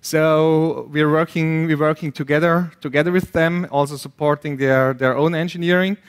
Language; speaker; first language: English; non-native, fluent; German